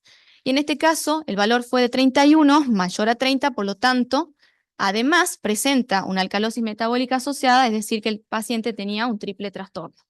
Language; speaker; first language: Spanish; native; Spanish